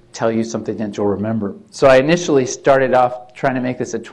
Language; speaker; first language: English; native; English